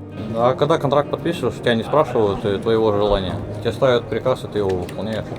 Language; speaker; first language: Russian; native; Russian